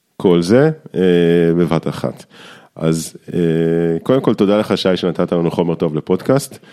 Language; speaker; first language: Hebrew; native; Hebrew